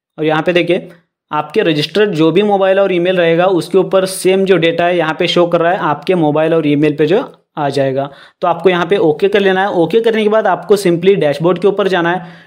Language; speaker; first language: Hindi; non-native, local second language; Marathi